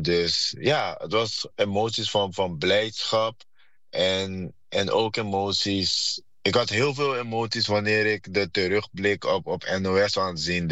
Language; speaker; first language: Dutch; non-native, fluent; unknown